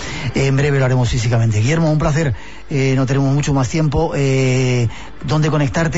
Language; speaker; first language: Spanish; native; Spanish